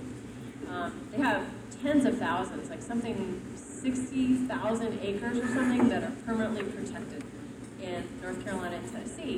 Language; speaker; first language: English; native; English